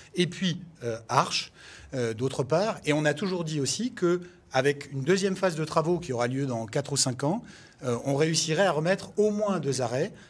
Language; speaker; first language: French; native; French